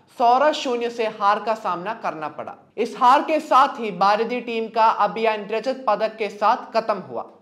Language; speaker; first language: Hindi; non-native, local second language; Malayalam